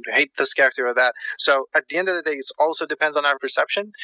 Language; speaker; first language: English; non-native, fluent; German